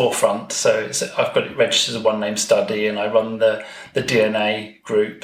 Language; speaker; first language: English; native; English